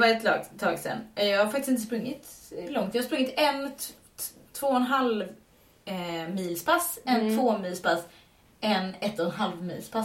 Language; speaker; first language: Swedish; native; Swedish